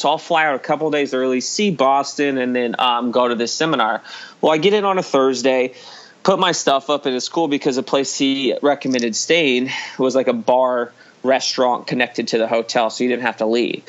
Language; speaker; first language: English; native; English